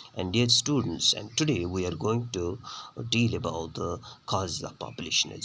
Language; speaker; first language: English; non-native, local second language; Urdu